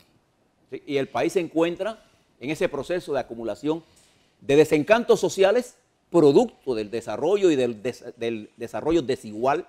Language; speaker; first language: Spanish; native; Spanish